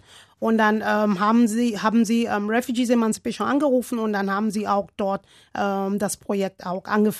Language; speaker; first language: German; non-native, learner; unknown